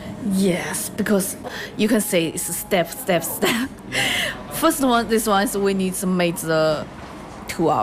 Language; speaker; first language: English; non-native, learner; Chinese